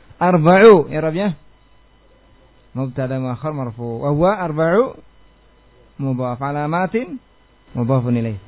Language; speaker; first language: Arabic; non-native, fluent; Indonesian